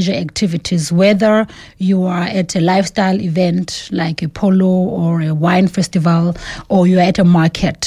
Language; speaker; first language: English; non-native, local second language; Xhosa